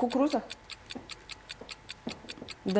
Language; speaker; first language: Russian; non-native, local second language; Kyrgyz